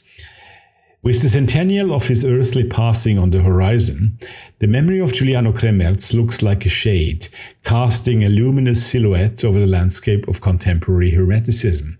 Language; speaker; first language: English; non-native, fluent; German